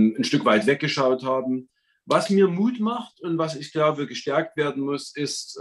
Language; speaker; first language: German; native; German